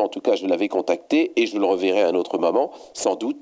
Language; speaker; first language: French; native; French